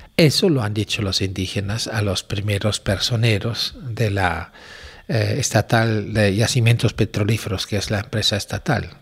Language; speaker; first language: Spanish; non-native, fluent; German